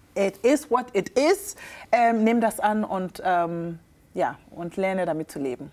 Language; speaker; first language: German; early bilingual, other home language; Akan